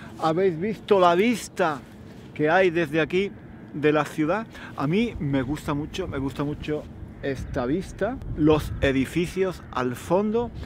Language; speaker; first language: Spanish; native; Spanish